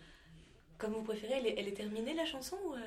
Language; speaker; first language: French; native; French